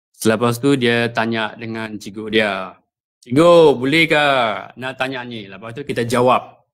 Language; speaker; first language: Malay; native; Malay